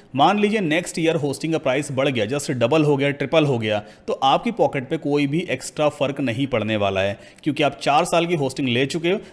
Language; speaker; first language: Hindi; native; Hindi